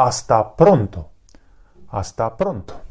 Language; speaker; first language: Spanish; non-native, fluent; Hindi